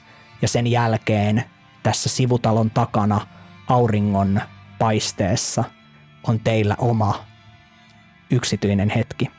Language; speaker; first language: Finnish; native; Finnish